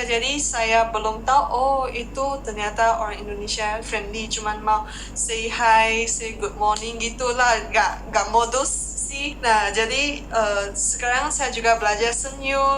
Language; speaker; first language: Indonesian; non-native, fluent; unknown